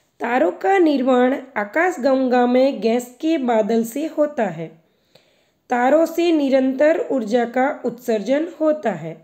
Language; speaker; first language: Hindi; non-native, local second language; Gujarati